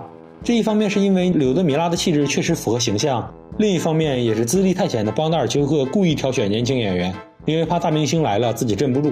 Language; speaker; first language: Chinese; native; Chinese